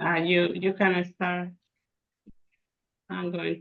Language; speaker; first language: English; non-native, fluent; Spanish